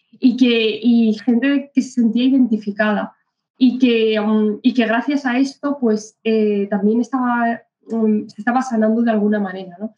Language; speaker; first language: Spanish; early bilingual, other home language; Arabic